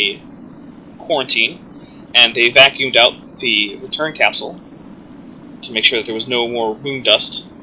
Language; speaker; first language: English; native; English